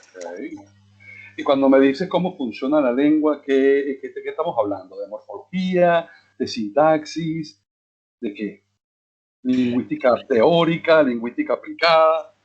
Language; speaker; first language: Spanish; native; Spanish